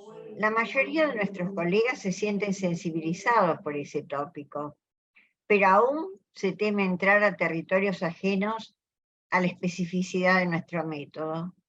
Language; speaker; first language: Spanish; native; Spanish